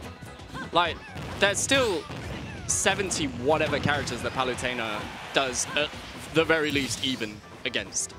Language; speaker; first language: English; native; English